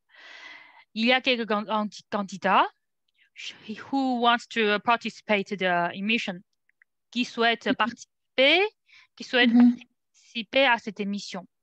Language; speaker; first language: French; non-native, fluent; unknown